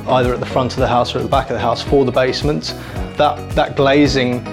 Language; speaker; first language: English; native; English